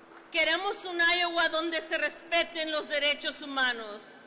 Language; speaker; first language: Spanish; native; Spanish